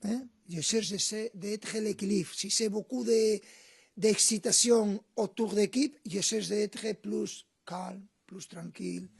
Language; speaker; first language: French; non-native, fluent; Spanish